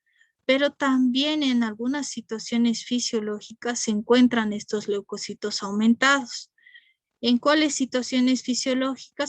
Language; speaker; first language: Spanish; native; Spanish